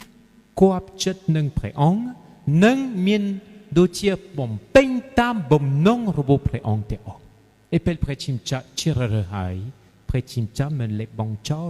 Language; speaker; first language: Khmer; non-native, fluent; French